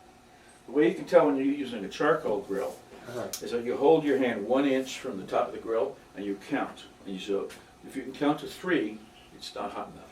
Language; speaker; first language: English; native; English